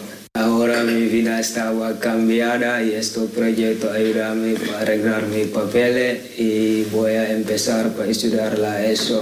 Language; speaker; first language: Spanish; non-native, learner; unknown